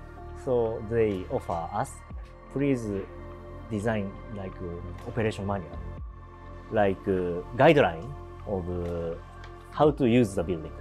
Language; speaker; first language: English; non-native, learner; Japanese